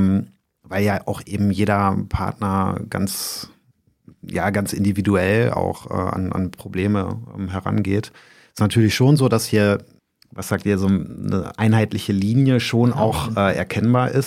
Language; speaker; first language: German; native; German